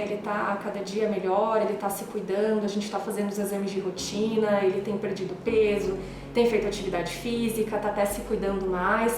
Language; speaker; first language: Portuguese; native; Portuguese